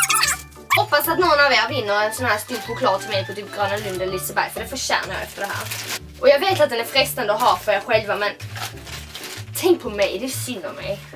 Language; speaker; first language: Swedish; native; Swedish